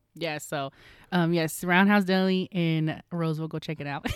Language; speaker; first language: English; native; English